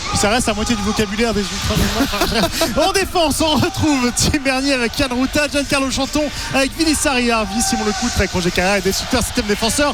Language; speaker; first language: French; native; French